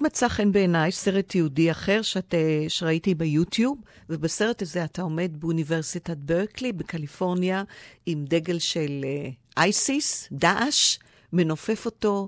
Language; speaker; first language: Hebrew; native; Hebrew